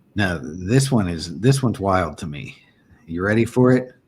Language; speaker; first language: English; native; English